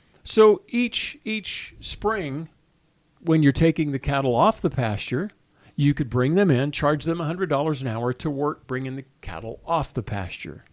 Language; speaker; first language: English; native; English